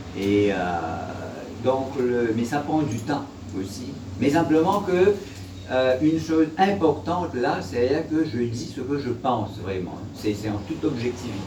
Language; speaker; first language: French; non-native, local second language; Morisyen